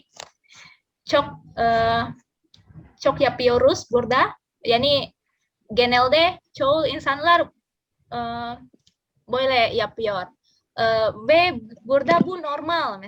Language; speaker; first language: Turkish; non-native, learner; Indonesian